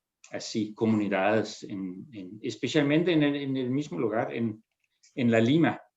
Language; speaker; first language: Spanish; non-native, fluent; Danish